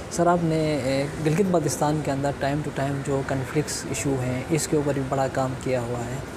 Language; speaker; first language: Urdu; non-native, local second language; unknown